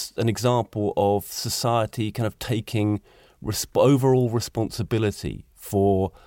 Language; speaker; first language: English; native; English